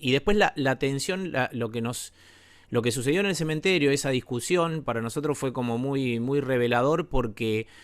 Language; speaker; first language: Spanish; native; Spanish